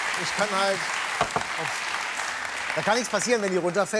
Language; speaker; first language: German; native; German